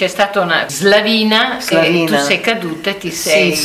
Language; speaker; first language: Italian; native; Italian